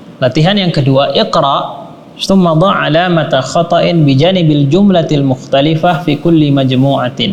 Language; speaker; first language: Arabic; non-native, fluent; Indonesian